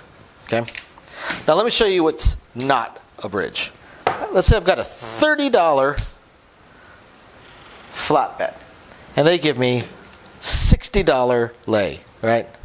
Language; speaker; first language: English; native; English